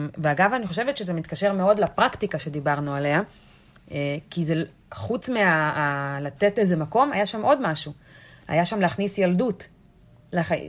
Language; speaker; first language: Hebrew; early bilingual, other home language; Russian